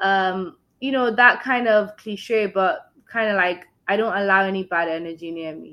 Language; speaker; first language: English; non-native, local second language; Yoruba